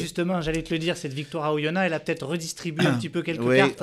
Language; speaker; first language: French; native; French